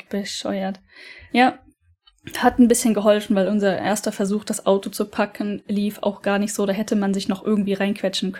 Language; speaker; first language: German; native; German